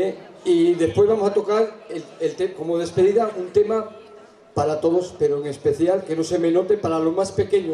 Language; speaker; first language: Spanish; native; Spanish